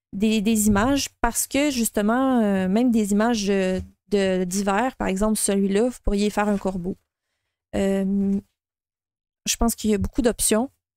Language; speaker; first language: French; native; French